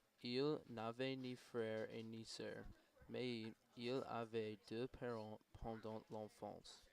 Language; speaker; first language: French; non-native, learner; English